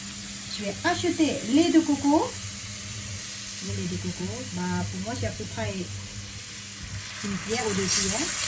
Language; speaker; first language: French; non-native, learner; Thai